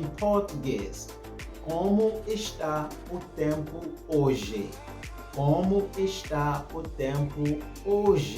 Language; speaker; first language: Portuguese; non-native, fluent; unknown